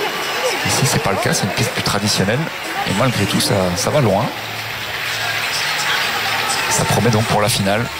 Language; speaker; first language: French; native; French